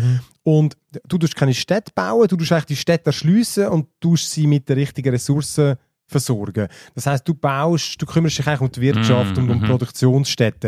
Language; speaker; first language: German; native; German